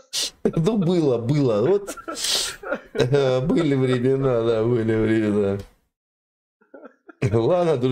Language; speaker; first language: Russian; native; Russian